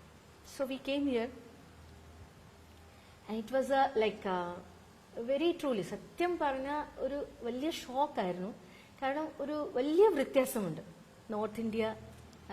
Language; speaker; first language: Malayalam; non-native, local second language; Bangla